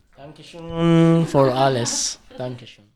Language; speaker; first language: German; non-native, learner; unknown